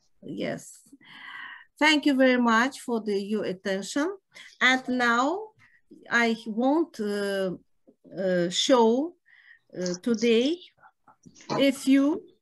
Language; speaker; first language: English; non-native, learner; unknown